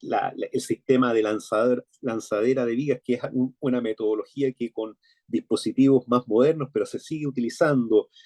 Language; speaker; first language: Spanish; native; Spanish